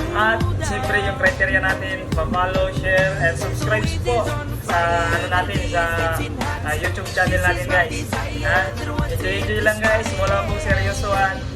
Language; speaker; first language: Filipino; non-native, local second language; Waray